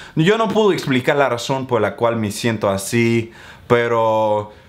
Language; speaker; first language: Spanish; non-native, fluent; English